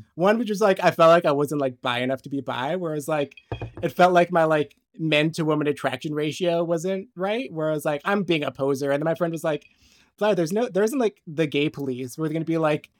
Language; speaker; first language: English; early bilingual, other home language; Romanian